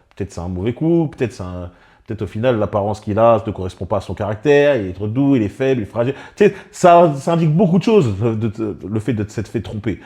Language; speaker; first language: French; native; French